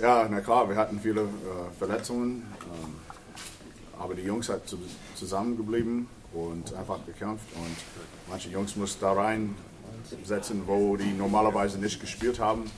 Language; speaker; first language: German; non-native, fluent; English